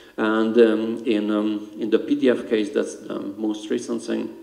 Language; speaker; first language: English; non-native, fluent; Hungarian